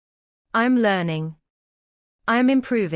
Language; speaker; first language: English; native; English